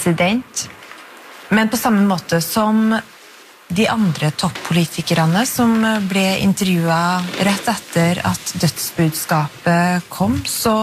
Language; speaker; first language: Norwegian; native; Norwegian